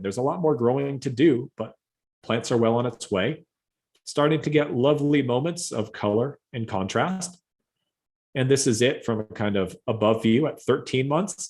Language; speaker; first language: English; native; English